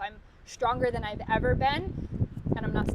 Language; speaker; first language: English; native; English